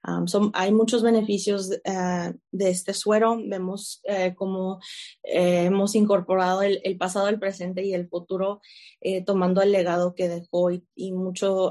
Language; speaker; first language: Spanish; early bilingual, heritage; Spanish